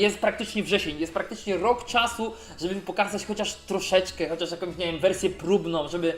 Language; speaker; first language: Polish; native; Polish